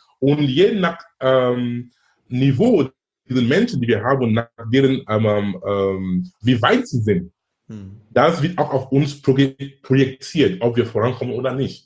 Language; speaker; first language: German; non-native, fluent; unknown